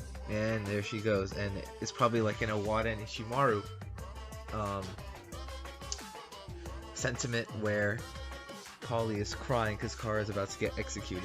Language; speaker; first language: English; native; English